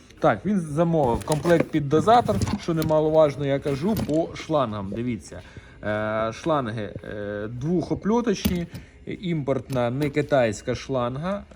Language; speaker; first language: Ukrainian; native; Ukrainian